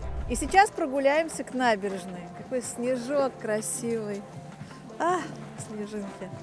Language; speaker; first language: Russian; native; Russian